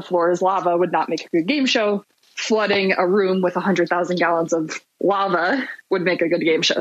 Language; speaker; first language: English; native; English